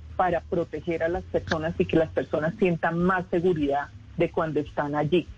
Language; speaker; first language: Spanish; native; Spanish